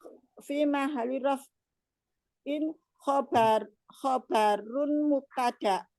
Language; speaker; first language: Arabic; non-native, learner; Indonesian